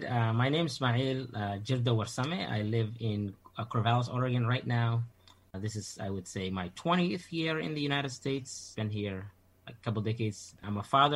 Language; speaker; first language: English; non-native, fluent; Somali